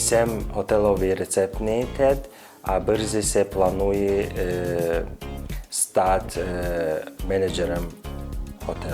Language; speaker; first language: Czech; non-native, learner; Azerbaijani